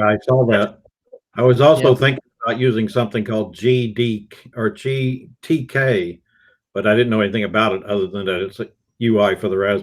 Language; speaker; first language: English; native; English